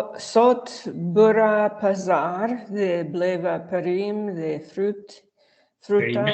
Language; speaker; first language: Albanian; non-native, learner; English